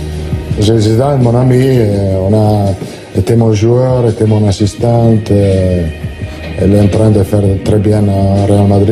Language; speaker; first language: French; non-native, learner; Italian